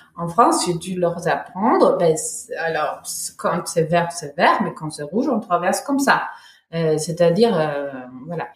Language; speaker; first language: French; non-native, fluent; German